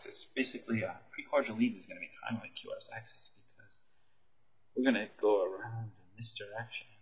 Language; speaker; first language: English; native; English